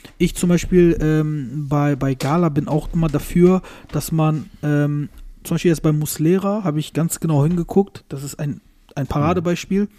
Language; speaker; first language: German; early bilingual, other home language; Turkish